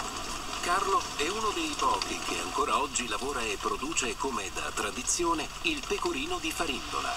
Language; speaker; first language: Italian; native; Italian